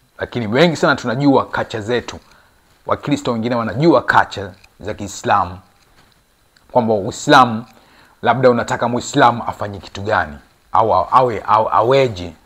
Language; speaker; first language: Swahili; native; Swahili